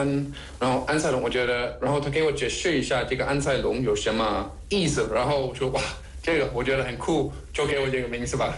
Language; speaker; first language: Chinese; non-native, fluent; Danish